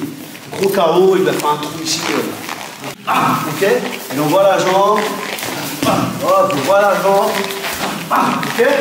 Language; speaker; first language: French; native; French